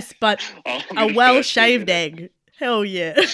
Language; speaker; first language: English; native; English